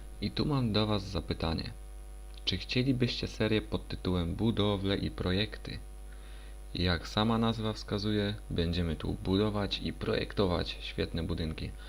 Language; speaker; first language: Polish; native; Polish